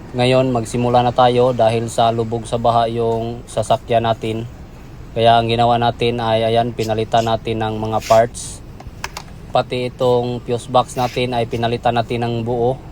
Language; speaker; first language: Filipino; non-native, local second language; Cebuano